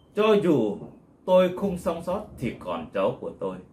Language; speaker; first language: Vietnamese; non-native, local second language; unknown